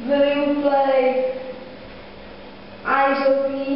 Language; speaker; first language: English; non-native, learner; Czech